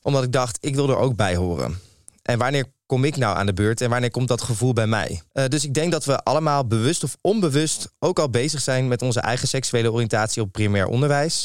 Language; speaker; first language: Dutch; native; Dutch